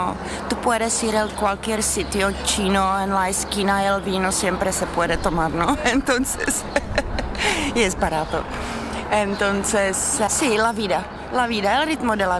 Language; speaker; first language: Spanish; non-native, learner; Czech